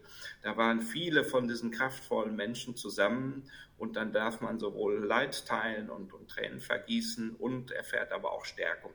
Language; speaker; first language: German; native; German